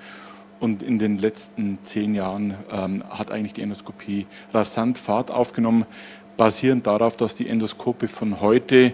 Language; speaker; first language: German; native; German